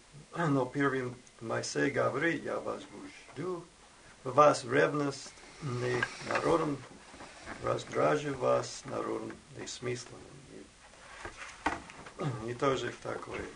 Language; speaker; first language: Russian; non-native, fluent; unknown